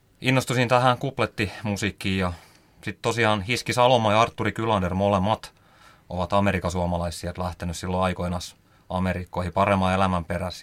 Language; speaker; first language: Finnish; native; Finnish